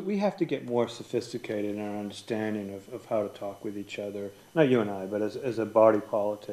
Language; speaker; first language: English; native; English